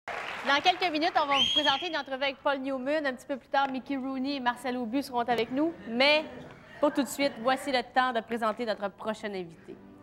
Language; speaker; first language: French; native; French